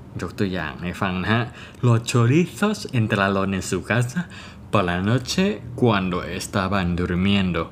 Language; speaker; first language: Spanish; non-native, fluent; Thai